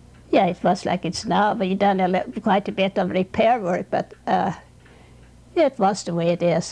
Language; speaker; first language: English; non-native, fluent; Swedish